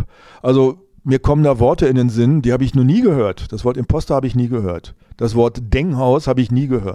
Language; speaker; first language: German; native; German